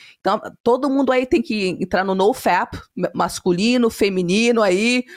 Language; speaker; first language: Portuguese; early bilingual, heritage; Portuguese